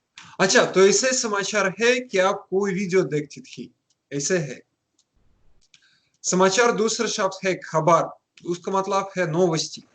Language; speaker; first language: Hindi; non-native, learner; Russian